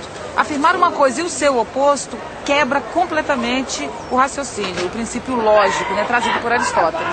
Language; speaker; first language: Portuguese; native; Portuguese